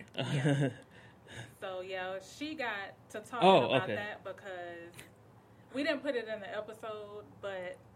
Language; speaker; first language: English; native; English